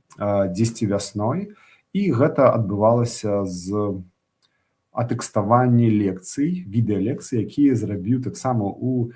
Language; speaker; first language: Belarusian; non-native, local second language; Russian